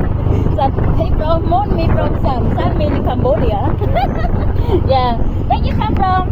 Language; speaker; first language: English; non-native, learner; Khmer